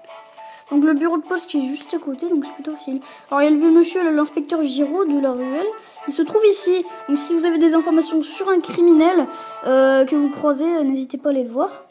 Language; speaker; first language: French; native; French